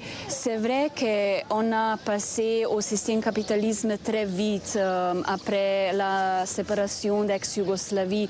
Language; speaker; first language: French; non-native, fluent; Slovenian